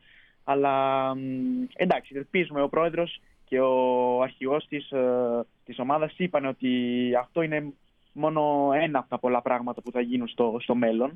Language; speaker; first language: Greek; early bilingual, heritage; Greek